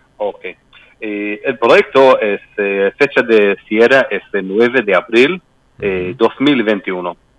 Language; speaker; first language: Spanish; non-native, learner; Hebrew